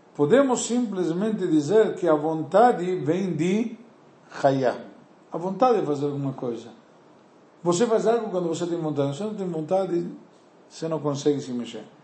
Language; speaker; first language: Portuguese; non-native, fluent; Spanish